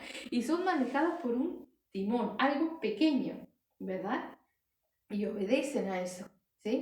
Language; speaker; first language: Spanish; native; Spanish